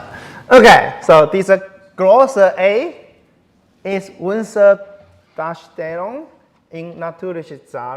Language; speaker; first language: German; non-native, learner; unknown